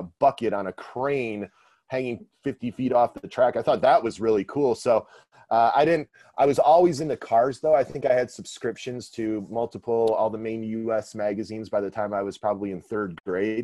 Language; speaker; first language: English; native; English